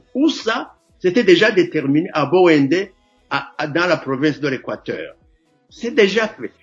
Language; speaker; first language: French; non-native, local second language; Rundi